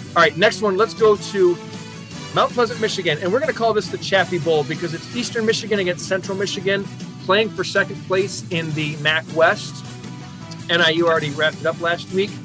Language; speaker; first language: English; native; English